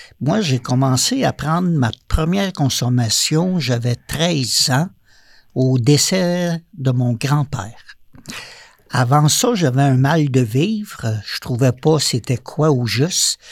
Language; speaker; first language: French; native; French